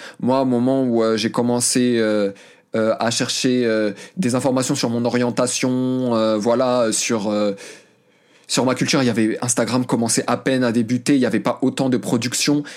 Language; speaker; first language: French; early bilingual, other home language; Arabic